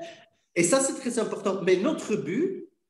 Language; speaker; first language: French; non-native, fluent; Dutch